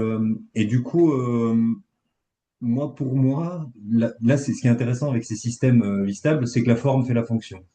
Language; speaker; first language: French; native; French